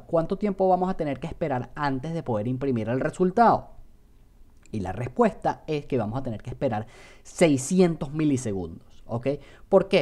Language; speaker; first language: Spanish; native; Spanish